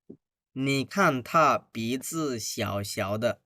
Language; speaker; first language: Chinese; non-native, fluent; Bangla